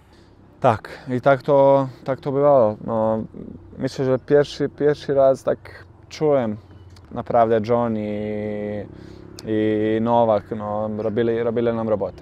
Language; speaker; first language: Polish; non-native, learner; Bosnian